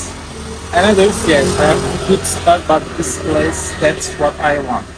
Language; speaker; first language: English; non-native, learner; Turkish